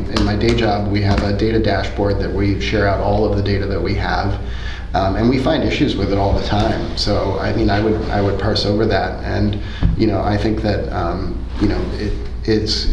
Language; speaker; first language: English; early bilingual, other home language; Spanish